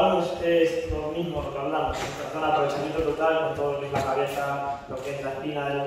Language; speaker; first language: Spanish; native; Spanish